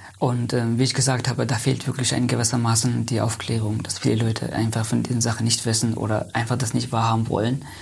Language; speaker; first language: German; non-native, fluent; Persian